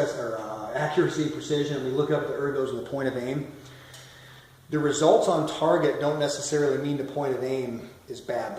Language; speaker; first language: English; native; English